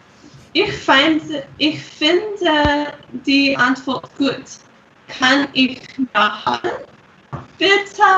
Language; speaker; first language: German; non-native, learner; English